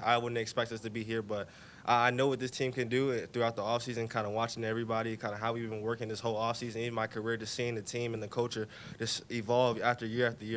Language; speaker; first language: English; native; English